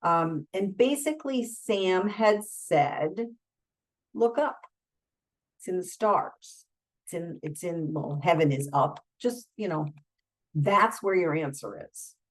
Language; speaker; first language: English; native; English